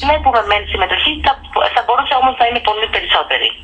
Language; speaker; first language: Greek; native; Greek